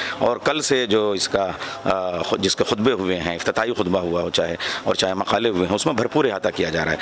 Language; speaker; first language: Urdu; native; Urdu